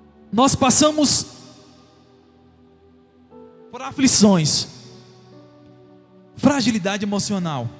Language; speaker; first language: Portuguese; native; Portuguese